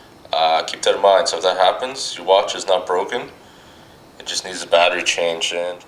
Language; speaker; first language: English; native; English